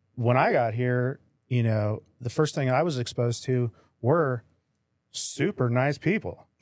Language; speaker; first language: English; native; English